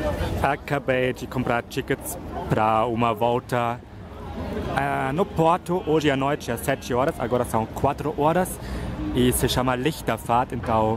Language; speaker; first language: Portuguese; non-native, fluent; German